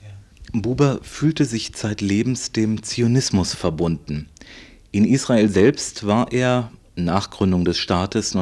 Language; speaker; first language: German; native; German